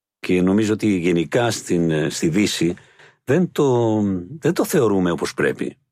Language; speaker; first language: Greek; non-native, fluent; Spanish